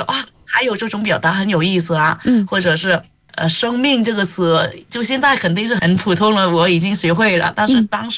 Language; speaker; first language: Chinese; non-native, fluent; Vietnamese